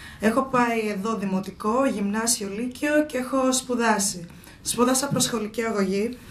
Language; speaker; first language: Greek; early bilingual, other home language; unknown